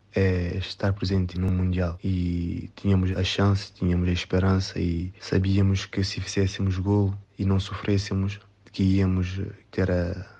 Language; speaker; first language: Portuguese; non-native, local second language; Kabuverdianu